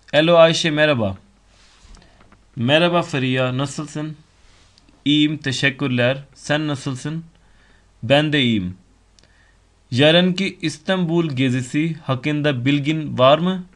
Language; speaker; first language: Turkish; non-native, fluent; Urdu